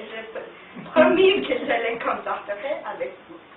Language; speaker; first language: French; non-native, learner; Spanish